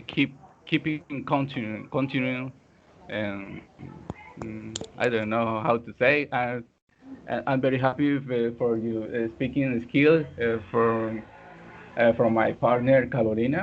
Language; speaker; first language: English; non-native, learner; Spanish